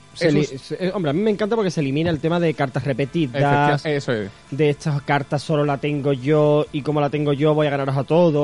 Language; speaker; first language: Spanish; native; Spanish